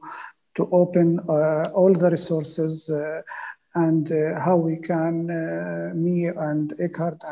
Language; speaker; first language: English; non-native, fluent; Arabic